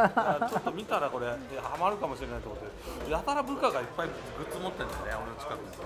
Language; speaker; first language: Japanese; native; Japanese